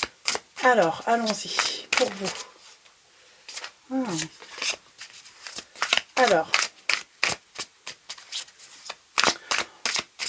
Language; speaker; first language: French; native; French